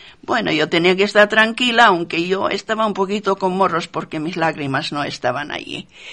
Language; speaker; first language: Spanish; non-native, fluent; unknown